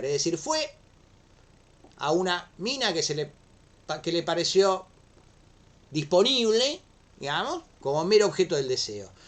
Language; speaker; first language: Spanish; native; Spanish